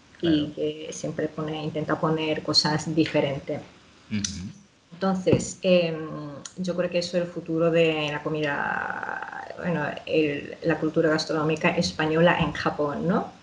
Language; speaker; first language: Spanish; non-native, fluent; Japanese